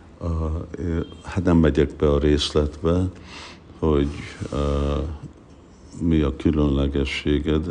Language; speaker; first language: Hungarian; early bilingual, heritage; Hungarian